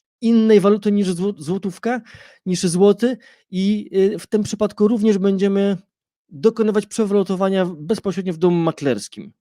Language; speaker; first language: Polish; native; Polish